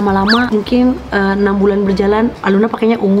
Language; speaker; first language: Indonesian; native; Indonesian